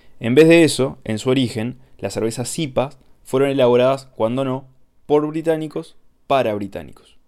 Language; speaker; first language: Spanish; native; Spanish